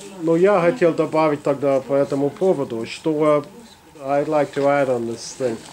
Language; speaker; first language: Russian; non-native, fluent; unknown